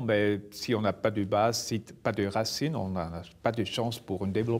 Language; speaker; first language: French; non-native, local second language; German